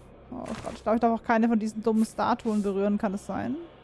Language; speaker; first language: German; native; German